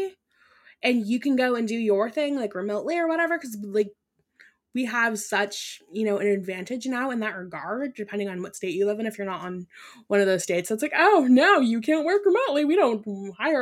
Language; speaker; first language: English; non-native, local second language; Irish